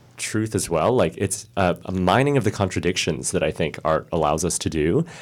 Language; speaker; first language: English; early bilingual, other home language; Cantonese